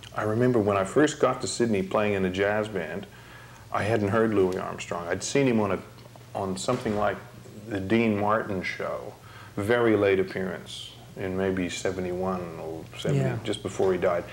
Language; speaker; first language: English; native; English